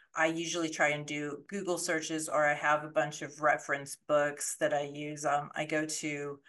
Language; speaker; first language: English; native; English